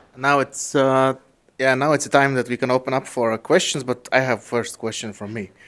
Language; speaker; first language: English; non-native, fluent; Latvian